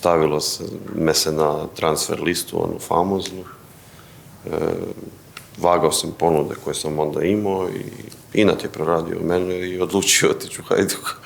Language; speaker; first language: Bosnian; native; Bosnian